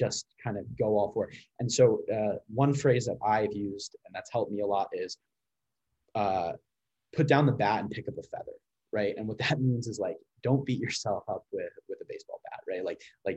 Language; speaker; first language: English; native; English